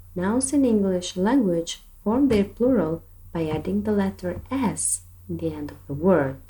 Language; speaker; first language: English; non-native, fluent; Albanian